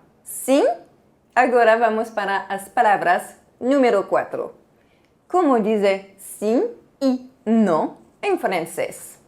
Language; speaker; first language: Portuguese; non-native, fluent; French